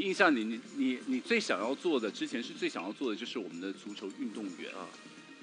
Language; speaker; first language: Chinese; native; Chinese